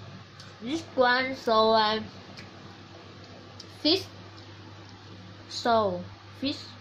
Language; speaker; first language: English; non-native, learner; Vietnamese